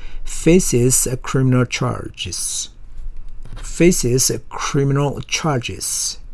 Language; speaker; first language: English; non-native, fluent; Korean